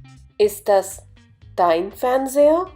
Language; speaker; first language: German; non-native, fluent; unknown